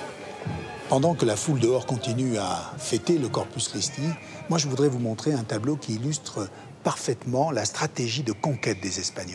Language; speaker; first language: French; native; French